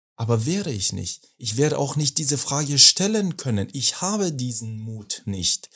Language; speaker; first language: German; non-native, fluent; Persian